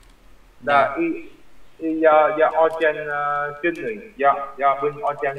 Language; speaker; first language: Russian; non-native, learner; Vietnamese